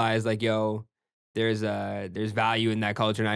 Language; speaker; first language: English; early bilingual, other home language; Gujarati